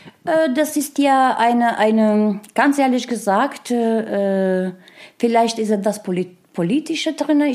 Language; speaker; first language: German; non-native, learner; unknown